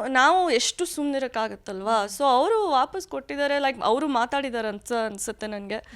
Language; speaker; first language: Kannada; early bilingual, heritage; Kannada